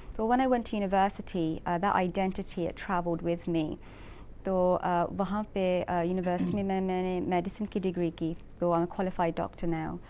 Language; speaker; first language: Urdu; early bilingual, heritage; Urdu